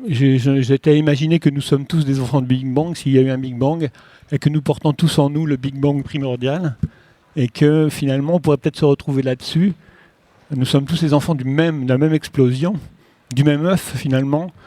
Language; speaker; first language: French; native; French